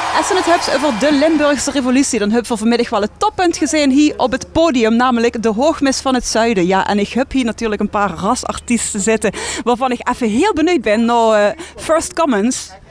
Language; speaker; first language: Dutch; native; Dutch